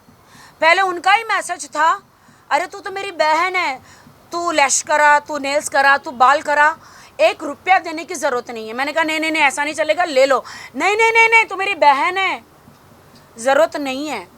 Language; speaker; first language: Hindi; native; Hindi